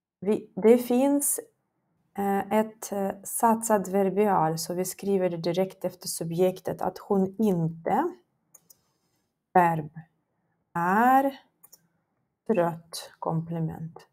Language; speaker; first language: Swedish; non-native, fluent; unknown